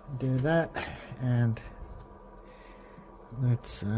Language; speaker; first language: English; native; English